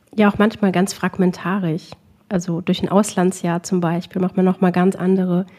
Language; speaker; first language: German; early bilingual, other home language; Arabic